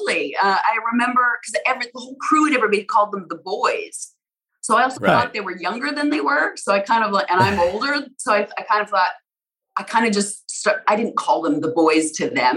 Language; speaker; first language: English; native; English